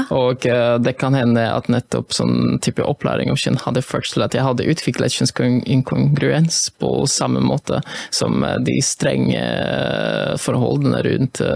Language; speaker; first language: Norwegian; non-native, fluent; Polish